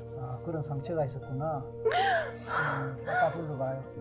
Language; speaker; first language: Korean; native; Korean